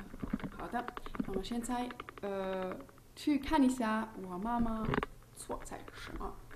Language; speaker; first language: Chinese; non-native, learner; German